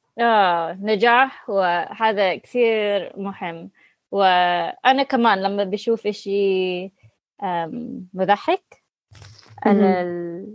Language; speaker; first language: Arabic; non-native, learner; English